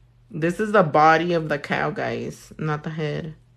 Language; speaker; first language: English; early bilingual, other home language; Spanish